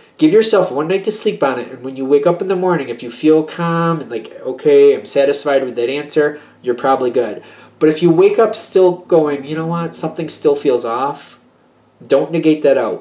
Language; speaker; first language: English; native; English